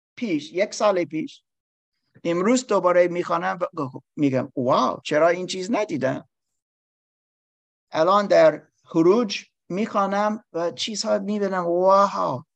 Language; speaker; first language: Persian; non-native, learner; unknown